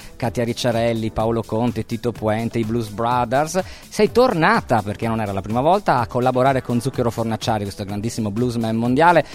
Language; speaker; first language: Italian; native; Italian